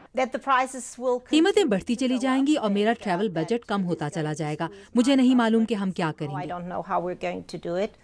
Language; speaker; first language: Urdu; native; Urdu